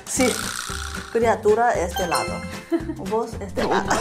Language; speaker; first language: Spanish; non-native, learner; Korean